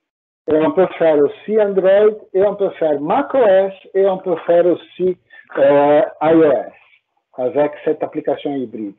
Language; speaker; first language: French; non-native, fluent; Portuguese